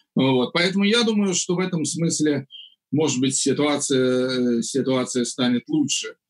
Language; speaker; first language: Russian; native; Russian